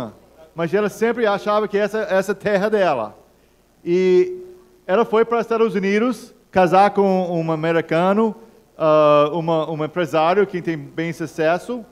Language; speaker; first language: Portuguese; non-native, fluent; English